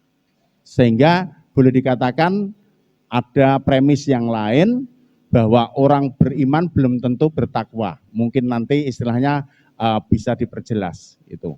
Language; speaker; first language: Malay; non-native, local second language; Javanese